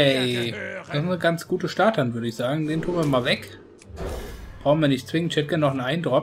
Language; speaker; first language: German; native; German